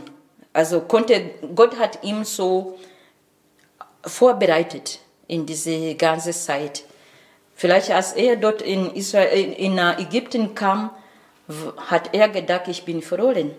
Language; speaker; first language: German; non-native, learner; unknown